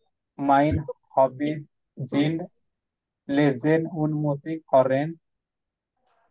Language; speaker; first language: German; non-native, learner; Marathi